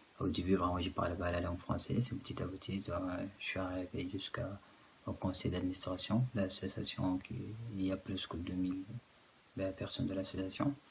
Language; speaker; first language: French; non-native, fluent; Arabic